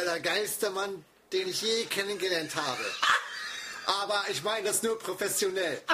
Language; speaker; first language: German; non-native, fluent; English